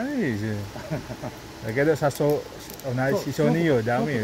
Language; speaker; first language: Japanese; non-native, learner; Indonesian